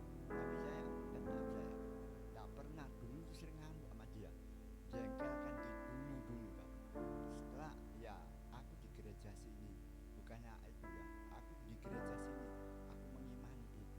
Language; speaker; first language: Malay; non-native, local second language; Javanese